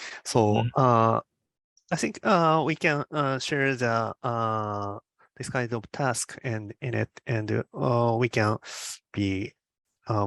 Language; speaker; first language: English; non-native, learner; Japanese